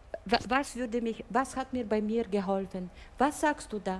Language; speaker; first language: German; non-native, fluent; Bulgarian